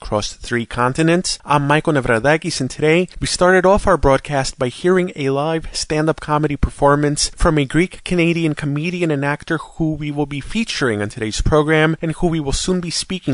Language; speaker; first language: English; early bilingual, other home language; Greek